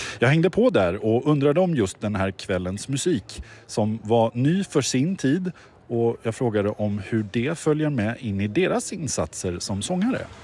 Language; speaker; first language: Swedish; native; Swedish